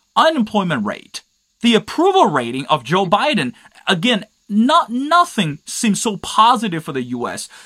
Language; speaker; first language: English; non-native, fluent; Chinese